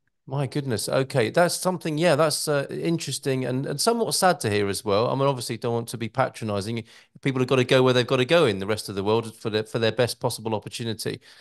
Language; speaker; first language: English; native; English